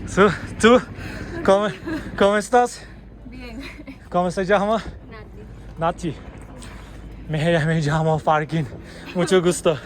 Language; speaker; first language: Spanish; non-native, learner; Turkish